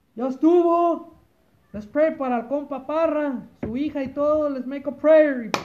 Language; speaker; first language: Spanish; early bilingual, heritage; Spanish